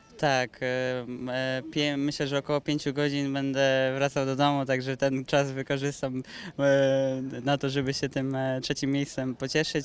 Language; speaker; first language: Polish; native; Polish